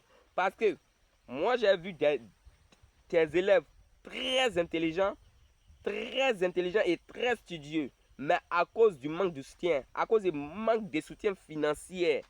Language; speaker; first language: French; non-native, local second language; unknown